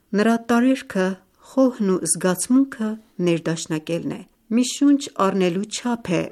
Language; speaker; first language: Armenian; early bilingual, heritage; Armenian